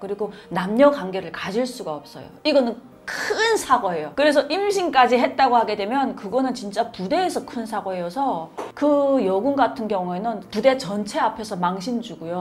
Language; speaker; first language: Korean; native; Korean